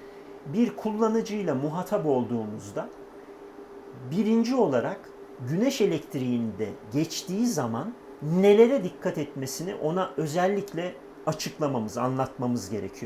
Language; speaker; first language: Turkish; native; Turkish